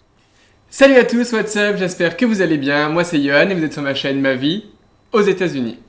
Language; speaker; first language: French; native; French